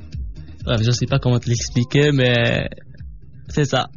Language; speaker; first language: French; non-native, local second language; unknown